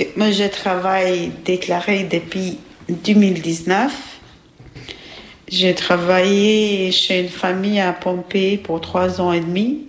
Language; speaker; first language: French; non-native, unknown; Albanian